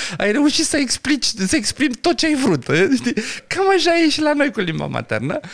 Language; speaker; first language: Romanian; non-native, local second language; Romany